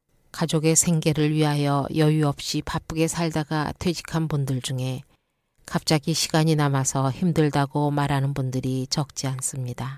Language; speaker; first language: Korean; native; Korean